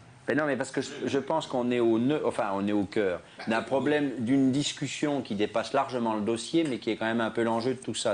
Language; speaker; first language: French; native; French